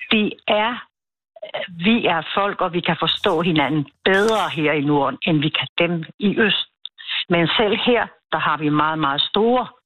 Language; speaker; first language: Danish; early bilingual, other home language; Finnish